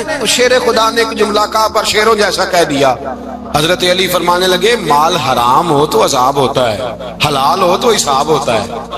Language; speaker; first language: Urdu; native; Urdu